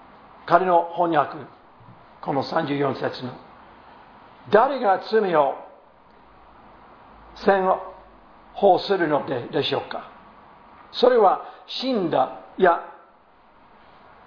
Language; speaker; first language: Japanese; non-native, fluent; English